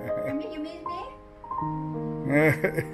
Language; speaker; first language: English; non-native, learner; Thai